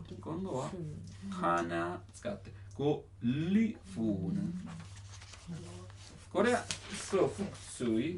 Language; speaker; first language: Japanese; non-native, learner; Italian